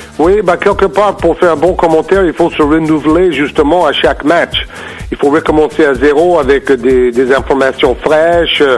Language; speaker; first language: French; non-native, fluent; English